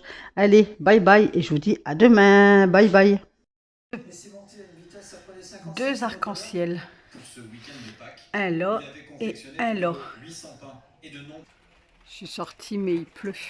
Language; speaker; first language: French; native; French